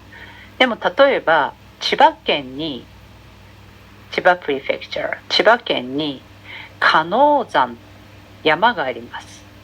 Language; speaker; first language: Japanese; non-native, learner; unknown